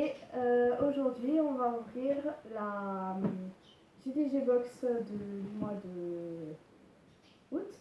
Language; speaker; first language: French; native; French